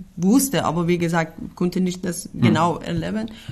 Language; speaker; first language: German; non-native, learner; Persian